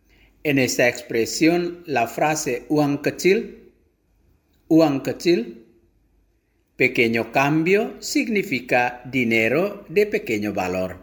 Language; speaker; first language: Spanish; non-native, fluent; Indonesian